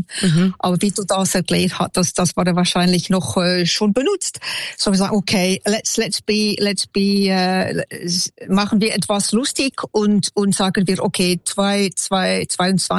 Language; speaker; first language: German; non-native, local second language; French